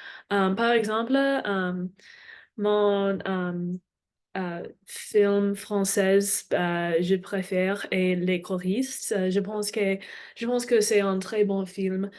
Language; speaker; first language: French; non-native, learner; English